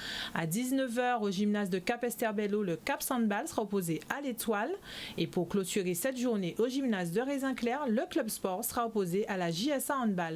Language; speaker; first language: French; native; French